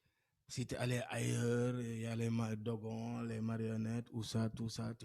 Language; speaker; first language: French; non-native, local second language; Wolof